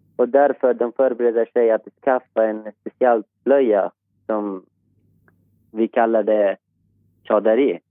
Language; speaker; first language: Swedish; non-native, fluent; Persian